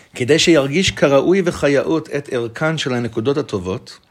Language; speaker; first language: Hebrew; non-native, fluent; English